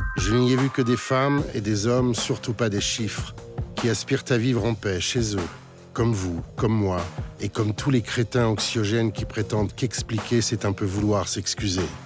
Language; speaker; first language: French; native; French